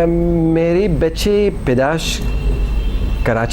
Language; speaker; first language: Hindi; non-native, learner; English